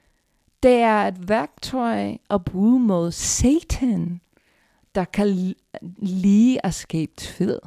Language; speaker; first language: Danish; non-native, fluent; English